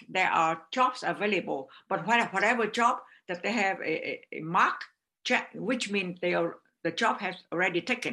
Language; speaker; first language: English; non-native, learner; Vietnamese